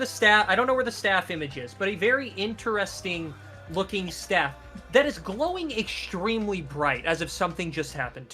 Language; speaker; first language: English; native; English